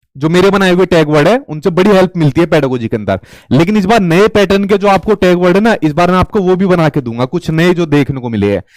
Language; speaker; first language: Hindi; native; Hindi